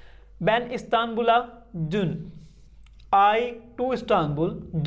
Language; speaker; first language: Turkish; non-native, learner; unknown